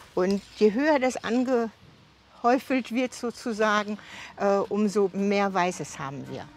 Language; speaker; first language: German; native; German